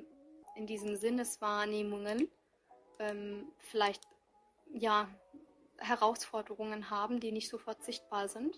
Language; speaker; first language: German; early bilingual, other home language; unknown